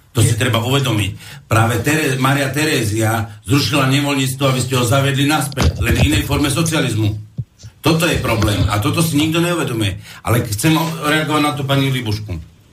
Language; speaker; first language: Slovak; non-native, fluent; Arabic